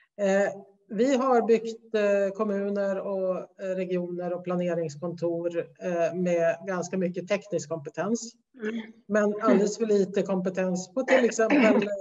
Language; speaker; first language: Swedish; native; Swedish